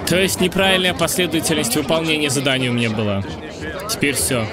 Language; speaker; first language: Russian; native; Russian